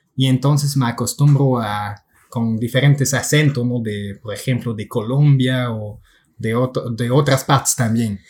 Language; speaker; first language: Spanish; non-native, fluent; French